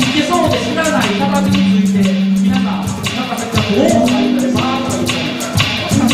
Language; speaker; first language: Japanese; native; Japanese